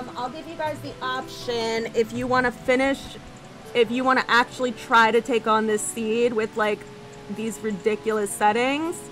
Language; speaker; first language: English; native; English